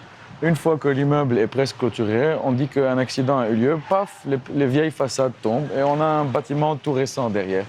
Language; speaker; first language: French; non-native, local second language; Arabic